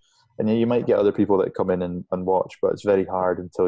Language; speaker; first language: English; native; English